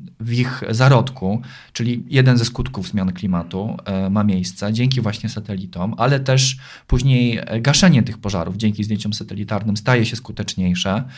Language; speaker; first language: Polish; native; Polish